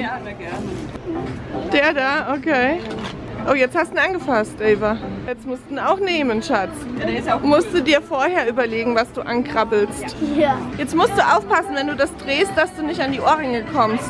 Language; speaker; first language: German; native; German